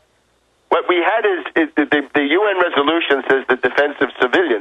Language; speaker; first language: English; native; English